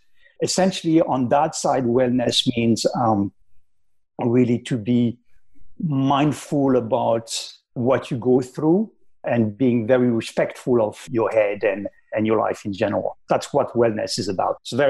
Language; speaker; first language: English; non-native, fluent; French